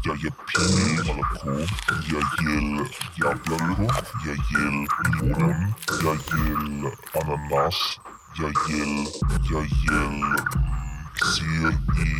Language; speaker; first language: Russian; non-native, learner; German